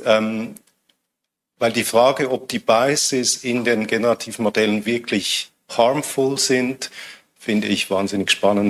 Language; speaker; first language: German; native; German